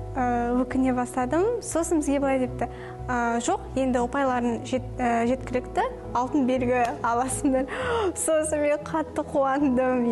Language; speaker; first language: Kazakh; non-native, local second language; Russian